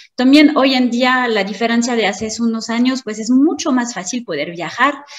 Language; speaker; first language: Spanish; non-native, fluent; French